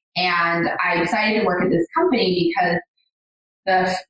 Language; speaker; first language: English; native; English